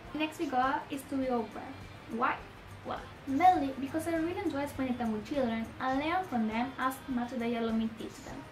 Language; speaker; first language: English; non-native, learner; Spanish